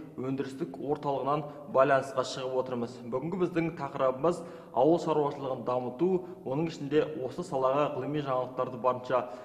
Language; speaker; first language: Kazakh; native; Kazakh